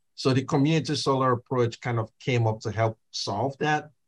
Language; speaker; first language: English; non-native, local second language; Igbo